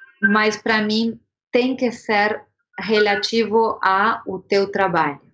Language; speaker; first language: Portuguese; non-native, fluent; Spanish